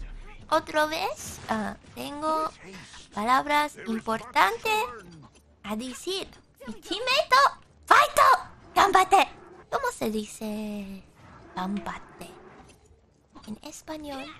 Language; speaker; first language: Spanish; non-native, learner; English